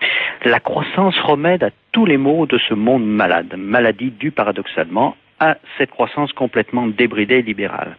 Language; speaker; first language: French; native; French